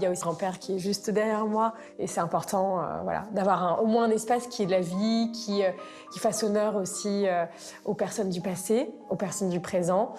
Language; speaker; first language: French; native; French